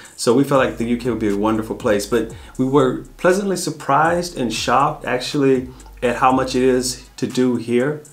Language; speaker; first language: English; native; English